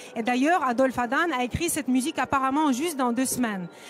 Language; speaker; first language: French; non-native, fluent; Russian